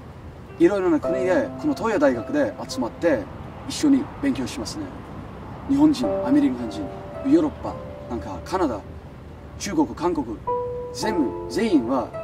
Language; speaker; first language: Japanese; non-native, learner; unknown